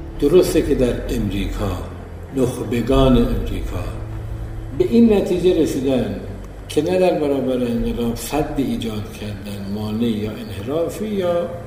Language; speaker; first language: Persian; native; Persian